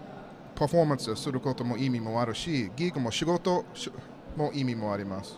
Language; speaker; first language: Japanese; non-native, learner; English